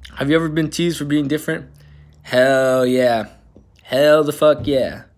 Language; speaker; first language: English; native; English